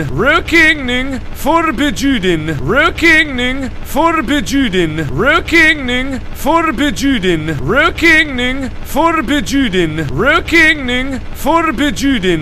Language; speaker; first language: Swedish; non-native, learner; English